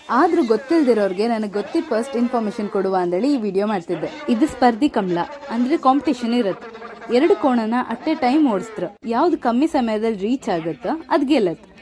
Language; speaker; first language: Kannada; native; Kannada